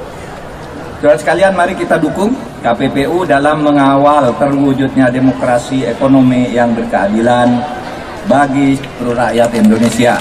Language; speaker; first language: Indonesian; native; Indonesian